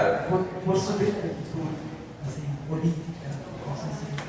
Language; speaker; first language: Spanish; non-native, fluent; Portuguese